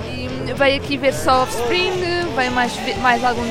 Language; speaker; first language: Portuguese; native; Portuguese